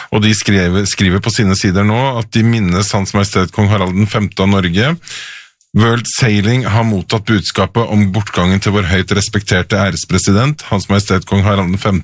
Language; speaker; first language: Norwegian; native; Norwegian